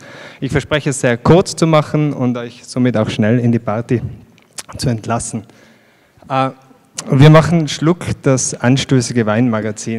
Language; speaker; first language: German; native; German